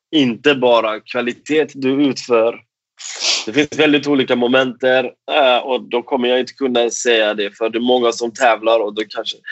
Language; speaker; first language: Swedish; non-native, fluent; Persian